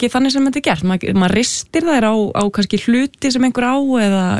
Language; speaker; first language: Icelandic; native; Icelandic